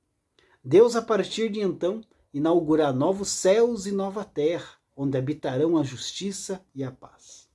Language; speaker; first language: Portuguese; native; Portuguese